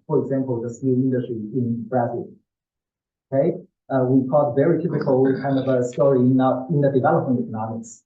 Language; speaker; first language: English; non-native, fluent; Chinese